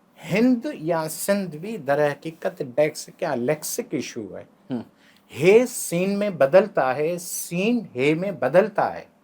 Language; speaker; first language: Urdu; non-native, local second language; Sindhi